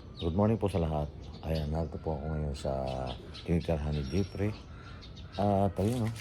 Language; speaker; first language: Filipino; native; Filipino